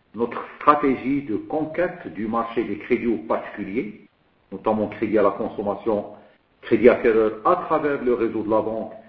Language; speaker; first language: French; non-native, local second language; Arabic